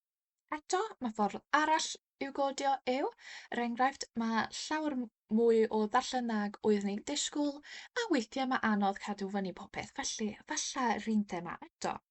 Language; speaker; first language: Welsh; non-native, fluent; English